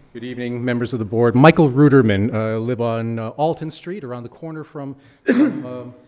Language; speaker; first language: English; native; English